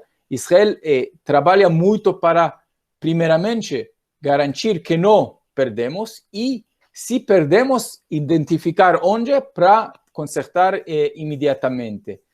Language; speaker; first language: Portuguese; non-native, fluent; Hebrew